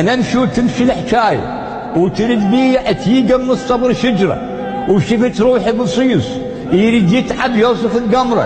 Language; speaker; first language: Arabic; native; Arabic